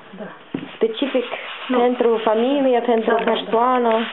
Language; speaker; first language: Romanian; non-native, learner; English